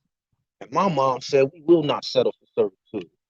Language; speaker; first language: English; native; English